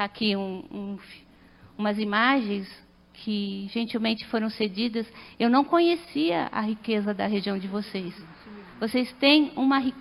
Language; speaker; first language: Portuguese; native; Portuguese